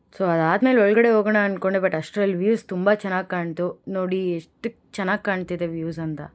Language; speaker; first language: Kannada; non-native, local second language; Lambadi